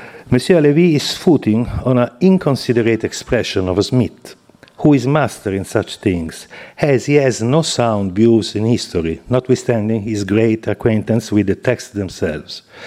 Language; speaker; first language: English; non-native, fluent; Italian